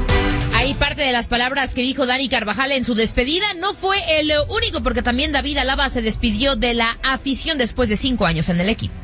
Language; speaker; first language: Spanish; native; Spanish